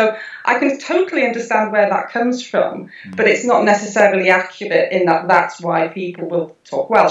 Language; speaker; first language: English; non-native, local second language; Welsh